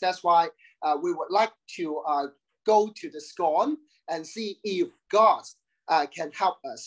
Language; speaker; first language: English; non-native, local second language; Cantonese